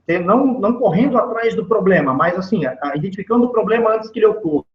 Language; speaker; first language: Portuguese; native; Portuguese